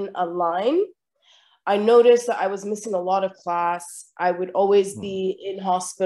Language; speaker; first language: English; non-native, local second language; Yoruba